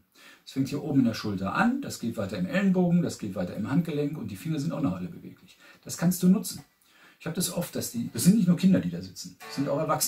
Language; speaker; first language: German; native; German